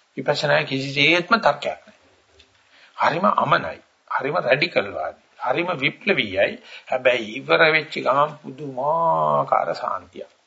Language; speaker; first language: Sinhala; native; Sinhala